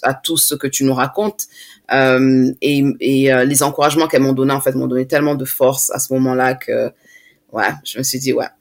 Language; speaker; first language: French; native; French